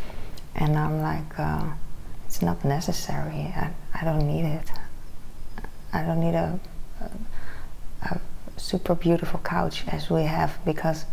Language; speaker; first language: English; non-native, fluent; Dutch